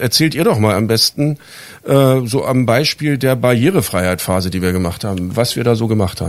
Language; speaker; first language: German; native; German